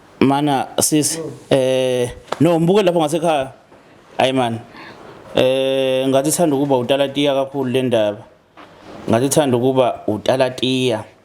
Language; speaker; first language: Zulu; native; Zulu